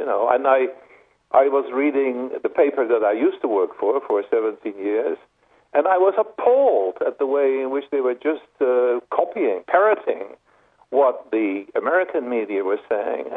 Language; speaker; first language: English; non-native, fluent; Dutch